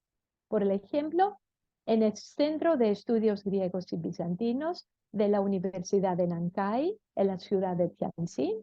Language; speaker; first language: Spanish; non-native, fluent; Greek